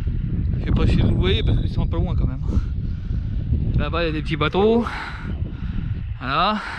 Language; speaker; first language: French; native; French